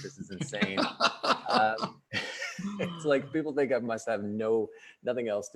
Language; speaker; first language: English; native; English